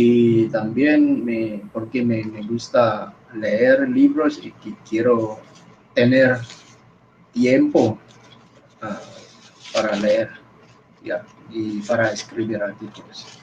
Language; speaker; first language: Spanish; non-native, learner; Indonesian